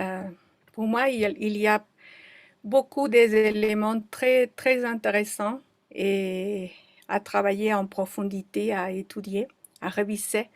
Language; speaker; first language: French; non-native, fluent; Spanish